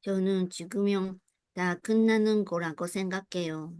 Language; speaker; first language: Korean; non-native, learner; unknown